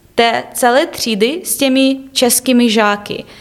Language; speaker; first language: Czech; non-native, fluent; Ukrainian